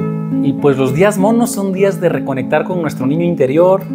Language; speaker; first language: Spanish; native; Spanish